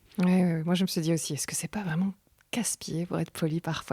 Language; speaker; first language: French; native; French